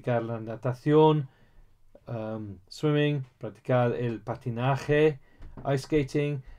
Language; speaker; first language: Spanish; non-native, learner; English